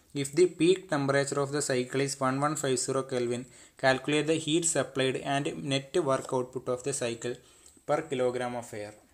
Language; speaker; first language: English; non-native, local second language; Malayalam